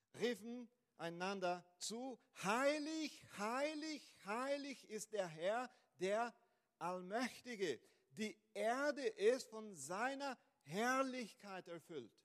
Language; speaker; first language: German; non-native, fluent; Portuguese